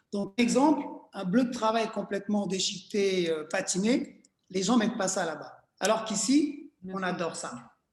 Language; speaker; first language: French; early bilingual, other home language; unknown